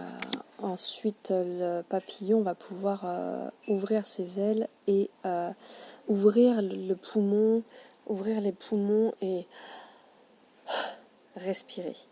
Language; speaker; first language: French; native; French